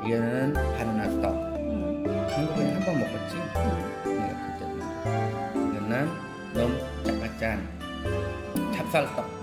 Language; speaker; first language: Korean; non-native, learner; Khmer